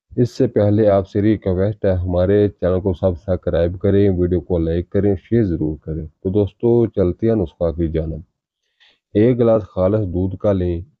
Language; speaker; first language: Urdu; native; Urdu